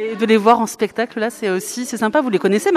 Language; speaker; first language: French; native; French